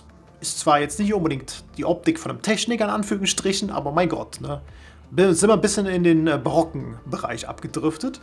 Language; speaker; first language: German; native; German